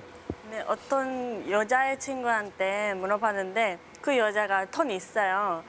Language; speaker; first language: Korean; non-native, fluent; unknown